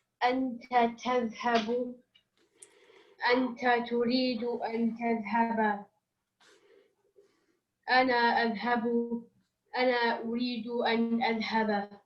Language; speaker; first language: Arabic; non-native, learner; English